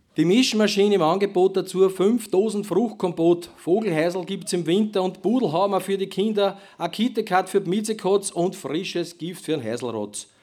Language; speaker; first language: German; native; German